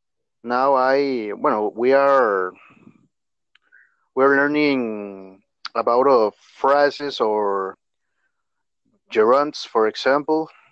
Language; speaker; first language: English; non-native, learner; Spanish